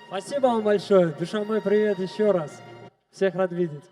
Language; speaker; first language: Russian; non-native, local second language; Tajik